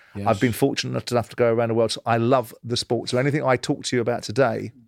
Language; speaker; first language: English; native; English